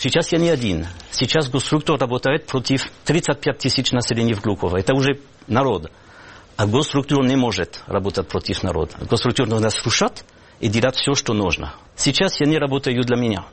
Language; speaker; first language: Russian; non-native, fluent; French